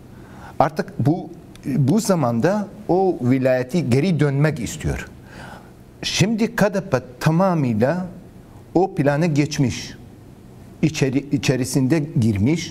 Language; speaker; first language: Turkish; non-native, learner; Kurdish